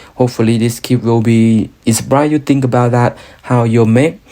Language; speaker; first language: English; non-native, learner; Lao